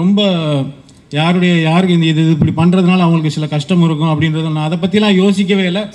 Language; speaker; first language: Tamil; native; Tamil